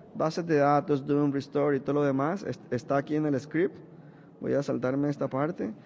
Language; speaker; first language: Spanish; native; Spanish